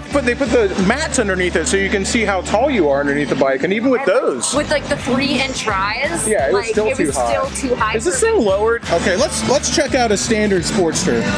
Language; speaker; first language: English; native; English